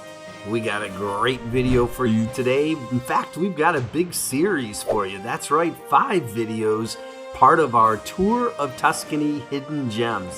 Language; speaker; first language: English; native; English